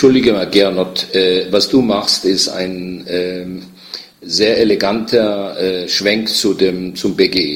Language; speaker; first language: German; native; German